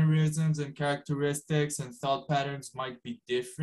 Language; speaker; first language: English; non-native, fluent; Hebrew